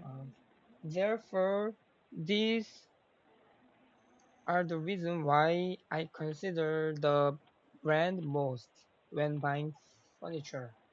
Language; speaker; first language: English; non-native, learner; Korean